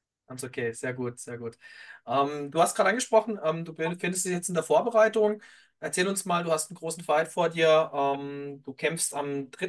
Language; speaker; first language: German; native; German